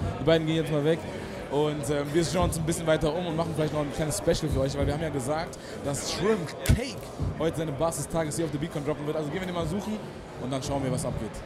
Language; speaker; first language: German; early bilingual, other home language; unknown